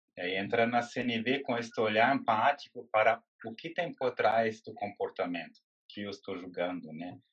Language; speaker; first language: Portuguese; non-native, fluent; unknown